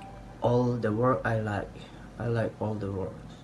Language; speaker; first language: English; non-native, learner; Indonesian